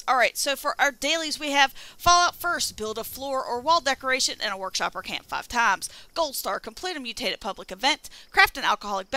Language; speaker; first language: English; native; English